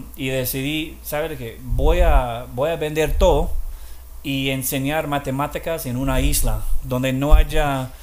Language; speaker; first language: Spanish; non-native, fluent; English